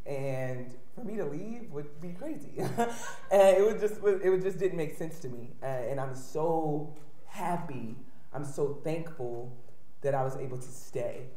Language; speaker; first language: English; native; English